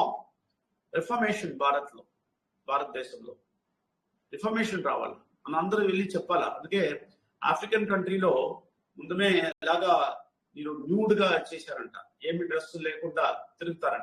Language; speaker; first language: Telugu; non-native, local second language; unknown